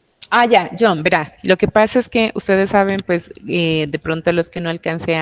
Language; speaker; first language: Spanish; native; Spanish